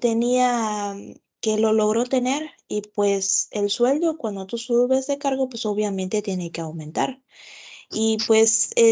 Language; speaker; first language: Spanish; native; Spanish